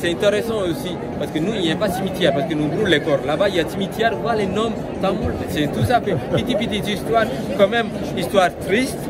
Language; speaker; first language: French; non-native, learner; Tamil